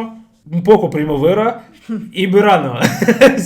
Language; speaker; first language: Spanish; non-native, fluent; Russian